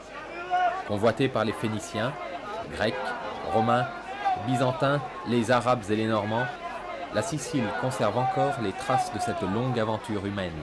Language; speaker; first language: French; native; French